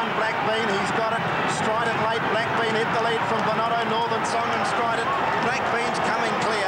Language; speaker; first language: English; native; English